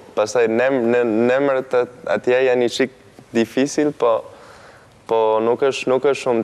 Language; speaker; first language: Albanian; early bilingual, heritage; Albanian